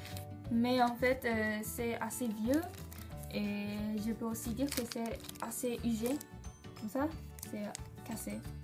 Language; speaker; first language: French; non-native, learner; Japanese